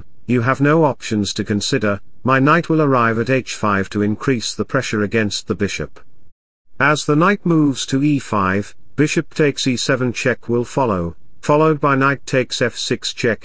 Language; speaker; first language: English; non-native, local second language; Hindi